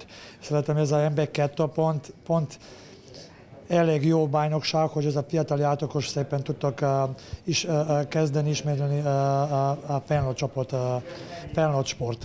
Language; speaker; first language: Hungarian; non-native, learner; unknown